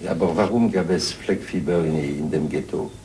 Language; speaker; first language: German; non-native, fluent; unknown